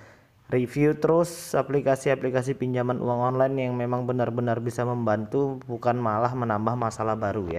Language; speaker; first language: Indonesian; native; Indonesian